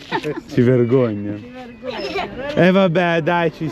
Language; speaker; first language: Italian; native; Italian